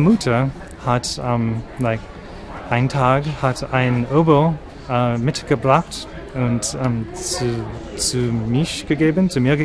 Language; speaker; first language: German; non-native, learner; English